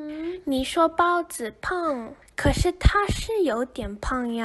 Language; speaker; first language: Chinese; non-native, learner; English